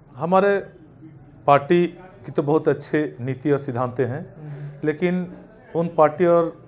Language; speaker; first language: Hindi; native; Hindi